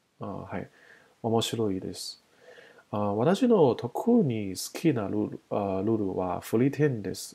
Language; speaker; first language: Japanese; non-native, learner; Chinese